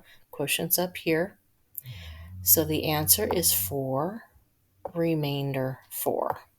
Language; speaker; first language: English; native; English